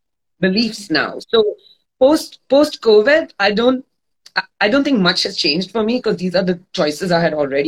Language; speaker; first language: English; non-native, local second language; Gujarati